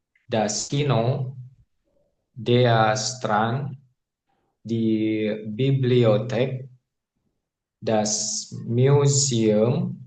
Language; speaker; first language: German; non-native, learner; Indonesian